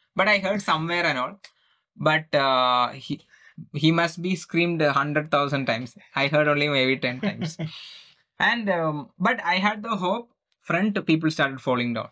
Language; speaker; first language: English; non-native, local second language; Malayalam